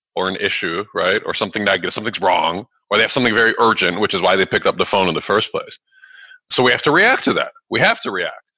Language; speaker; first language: English; early bilingual, other home language; Russian